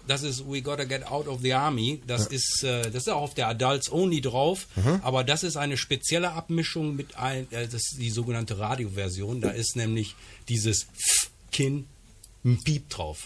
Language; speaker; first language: German; native; German